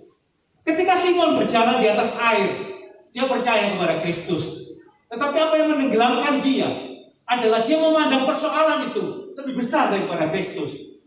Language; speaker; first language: Indonesian; native; Indonesian